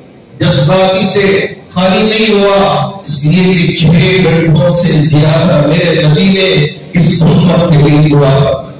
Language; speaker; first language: Urdu; native; Urdu